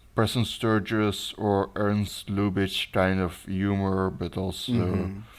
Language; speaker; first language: English; non-native, fluent; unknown